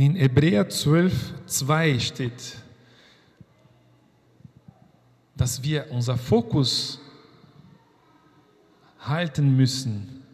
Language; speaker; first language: German; non-native, fluent; Portuguese